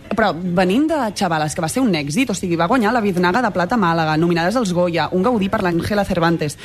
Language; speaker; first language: Catalan; native; Catalan